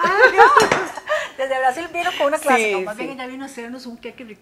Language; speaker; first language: Spanish; native; Spanish